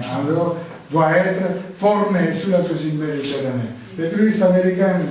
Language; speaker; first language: French; non-native, learner; Italian